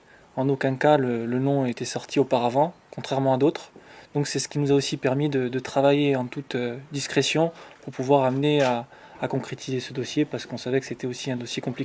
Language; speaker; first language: French; native; French